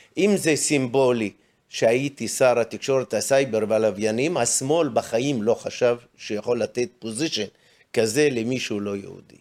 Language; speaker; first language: Hebrew; non-native, local second language; Arabic